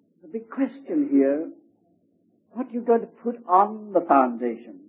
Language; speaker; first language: English; native; English